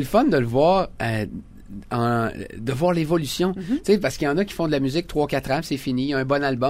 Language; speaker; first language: French; native; French